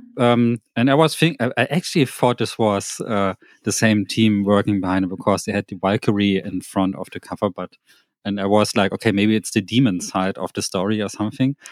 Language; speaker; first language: English; non-native, fluent; German